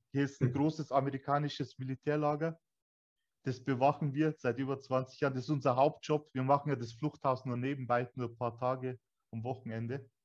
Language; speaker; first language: German; early bilingual, other home language; Turkish